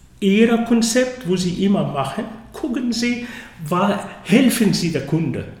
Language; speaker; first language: German; non-native, fluent; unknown